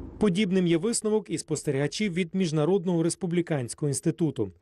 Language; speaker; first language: Ukrainian; native; Ukrainian